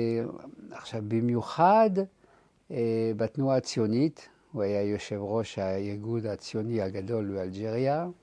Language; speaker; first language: Hebrew; non-native, fluent; French